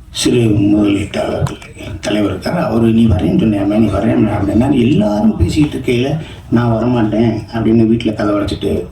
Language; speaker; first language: Tamil; native; Tamil